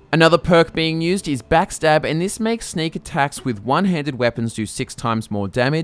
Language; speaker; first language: English; native; English